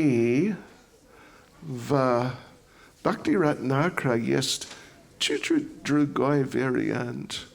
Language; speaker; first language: Russian; non-native, learner; English